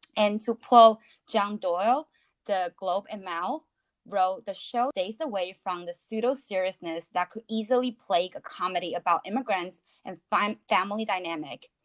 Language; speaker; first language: English; non-native, fluent; Chinese